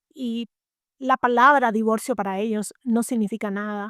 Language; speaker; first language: Spanish; native; Spanish